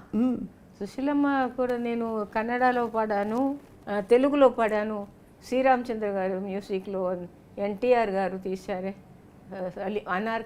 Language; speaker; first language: Telugu; non-native, fluent; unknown